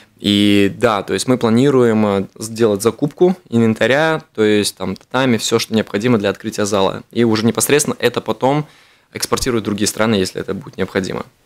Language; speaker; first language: Russian; native; Russian